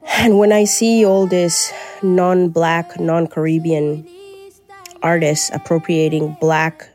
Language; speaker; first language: English; non-native, fluent; Spanish